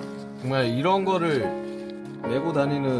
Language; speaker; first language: Korean; native; Korean